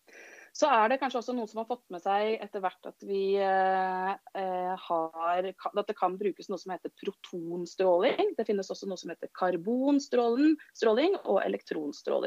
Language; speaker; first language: Norwegian; native; Norwegian